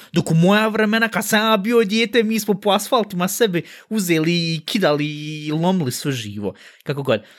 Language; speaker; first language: Bosnian; native; Bosnian